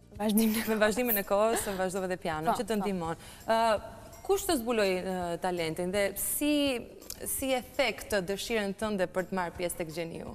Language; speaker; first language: Albanian; native; Albanian